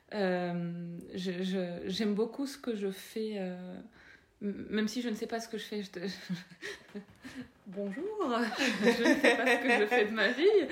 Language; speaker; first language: French; non-native, local second language; Arabic